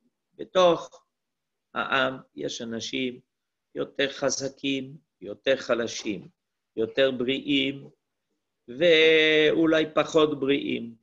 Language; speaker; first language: Hebrew; non-native, fluent; French